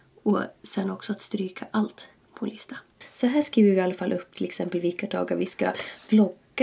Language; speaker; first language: Swedish; native; Swedish